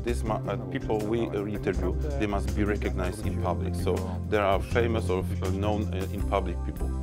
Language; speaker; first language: English; non-native, fluent; Polish